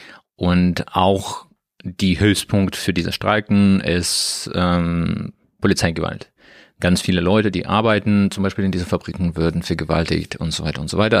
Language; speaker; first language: German; non-native, learner; Russian